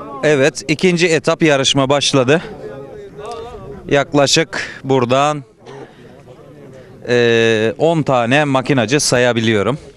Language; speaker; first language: Turkish; native; Turkish